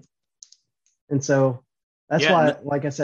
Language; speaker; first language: English; native; English